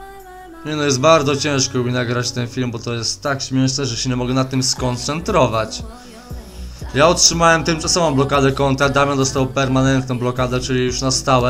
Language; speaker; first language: Polish; native; Polish